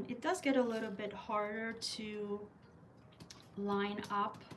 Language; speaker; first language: English; early bilingual, other home language; Albanian